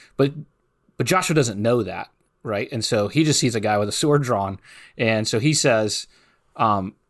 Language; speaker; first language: English; native; English